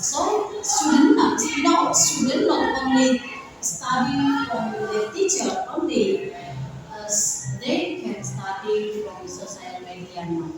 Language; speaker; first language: English; non-native, learner; Indonesian